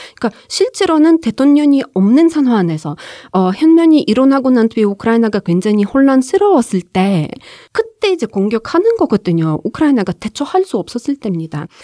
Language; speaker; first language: Korean; non-native, fluent; Ukrainian